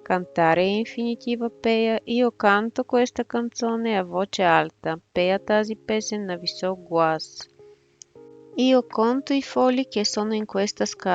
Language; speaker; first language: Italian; non-native, fluent; Bulgarian